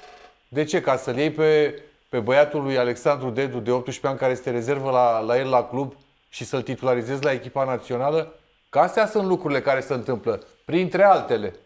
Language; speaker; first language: Romanian; native; Romanian